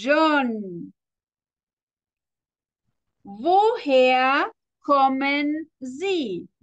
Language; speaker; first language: German; non-native, fluent; Spanish